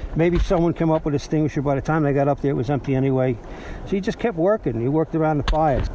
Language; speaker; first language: English; native; English